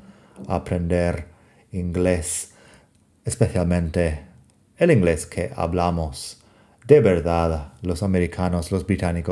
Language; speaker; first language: Spanish; non-native, fluent; English